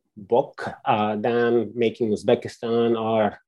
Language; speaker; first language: English; non-native, local second language; Urdu